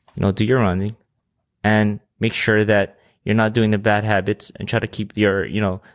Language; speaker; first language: English; early bilingual, other home language; Filipino